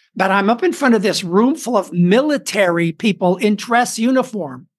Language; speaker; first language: English; native; English